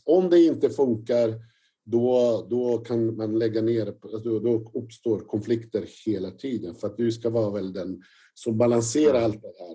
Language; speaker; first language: Swedish; non-native, fluent; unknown